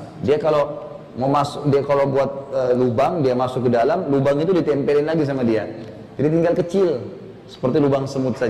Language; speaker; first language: Indonesian; native; Indonesian